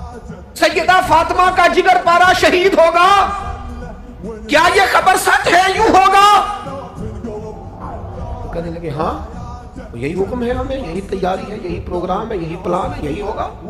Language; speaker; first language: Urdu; non-native, local second language; Punjabi